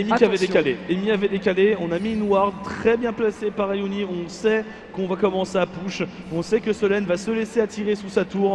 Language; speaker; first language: French; native; French